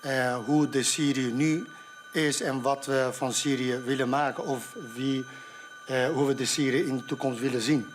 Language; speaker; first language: Dutch; non-native, fluent; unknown